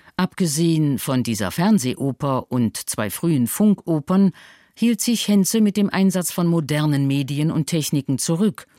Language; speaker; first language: German; native; German